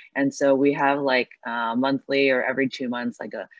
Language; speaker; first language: English; early bilingual, other home language; Chinese